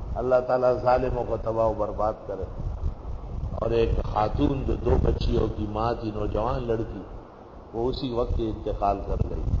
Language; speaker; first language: Urdu; non-native, local second language; Pashto